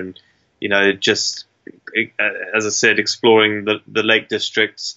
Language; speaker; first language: English; native; English